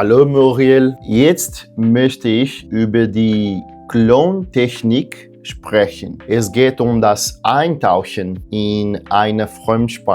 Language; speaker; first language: German; non-native, learner; Portuguese